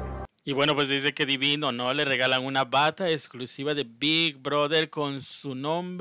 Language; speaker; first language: Spanish; native; Spanish